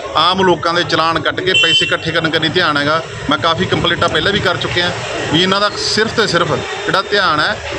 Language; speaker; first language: Punjabi; native; Punjabi